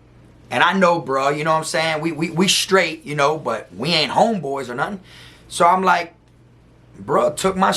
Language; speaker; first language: English; native; English